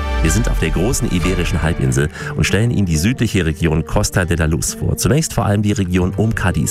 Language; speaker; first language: German; native; German